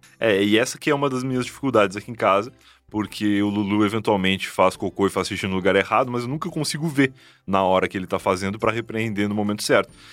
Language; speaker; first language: Portuguese; native; Portuguese